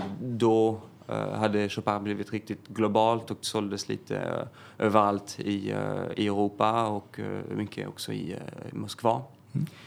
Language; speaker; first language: Swedish; early bilingual, heritage; French